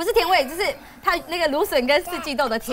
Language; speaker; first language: Chinese; native; Chinese